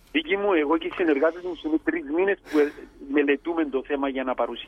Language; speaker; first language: Greek; native; Greek